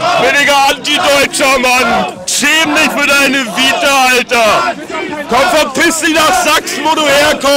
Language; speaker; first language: German; native; German